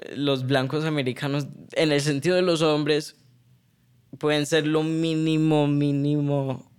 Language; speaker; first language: Spanish; early bilingual, heritage; Spanish